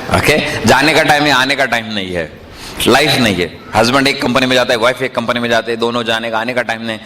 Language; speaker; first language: Hindi; non-native, local second language; Marathi